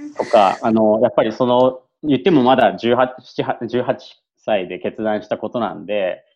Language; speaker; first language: Japanese; native; Japanese